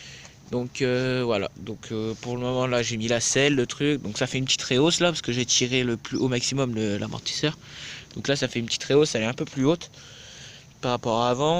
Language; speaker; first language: French; native; French